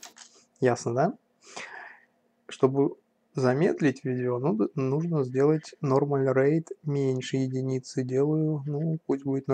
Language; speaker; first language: Russian; native; Russian